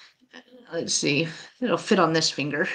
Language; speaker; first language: English; native; English